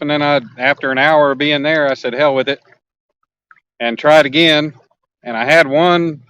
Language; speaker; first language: English; native; English